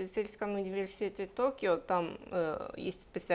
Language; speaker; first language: Russian; non-native, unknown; Japanese